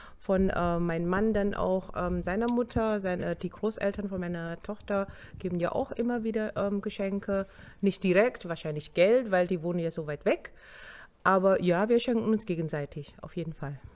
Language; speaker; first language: German; non-native, fluent; Indonesian